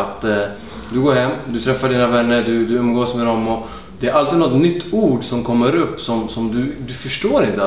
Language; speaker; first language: Swedish; early bilingual, other home language; Arabic